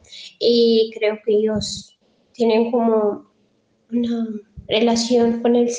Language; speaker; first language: Spanish; non-native, fluent; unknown